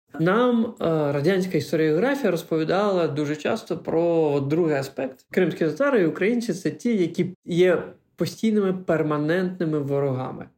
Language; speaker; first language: Ukrainian; non-native, local second language; Crimean Tatar